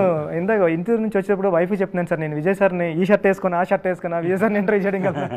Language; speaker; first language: Telugu; native; Telugu